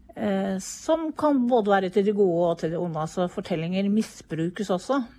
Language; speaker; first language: Norwegian; native; Norwegian